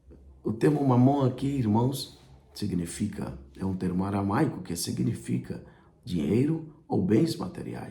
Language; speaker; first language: Portuguese; native; Portuguese